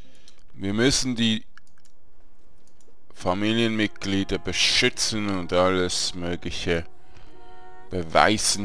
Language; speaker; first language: German; native; German